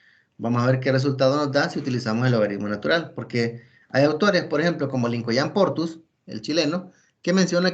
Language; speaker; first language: Spanish; native; Spanish